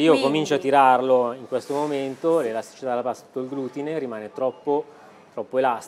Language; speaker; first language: Italian; native; Italian